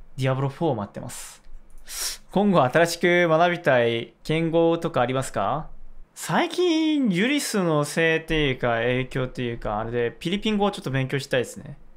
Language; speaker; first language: Japanese; non-native, fluent; Korean